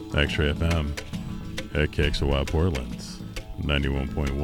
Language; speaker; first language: English; native; English